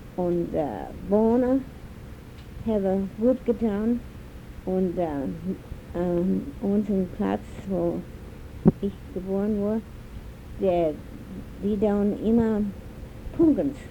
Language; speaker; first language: German; early bilingual, heritage; German